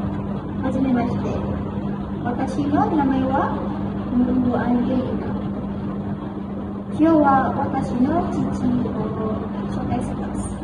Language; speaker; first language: Japanese; non-native, learner; Malay